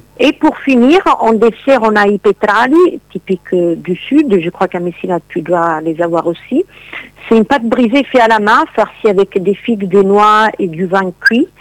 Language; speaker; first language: French; non-native, fluent; Italian